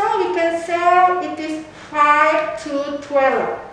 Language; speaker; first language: English; non-native, fluent; Indonesian